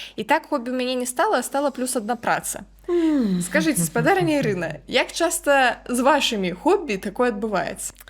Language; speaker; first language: Belarusian; non-native, local second language; Russian